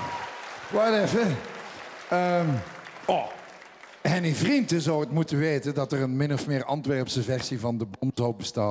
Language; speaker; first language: Dutch; native; Dutch